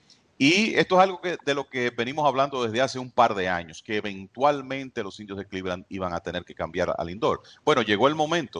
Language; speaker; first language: Spanish; native; Spanish